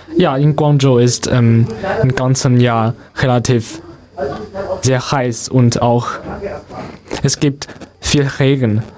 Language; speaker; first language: German; non-native, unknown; Chinese